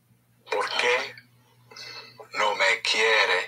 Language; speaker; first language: Spanish; non-native, learner; English